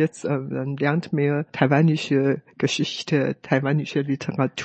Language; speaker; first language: German; non-native, fluent; Hakka Chinese